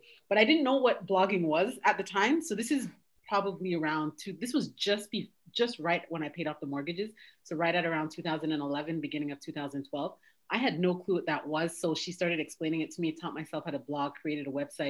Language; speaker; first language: English; native; English